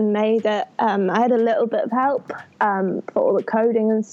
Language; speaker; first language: English; native; English